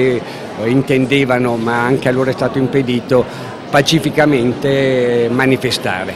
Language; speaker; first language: Italian; native; Italian